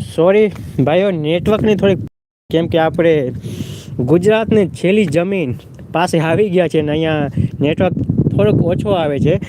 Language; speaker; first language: Gujarati; native; Gujarati